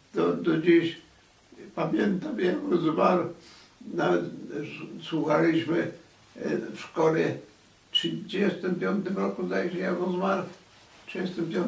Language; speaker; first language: Polish; native; Polish